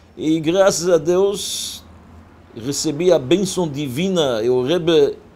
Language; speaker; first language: Portuguese; non-native, fluent; French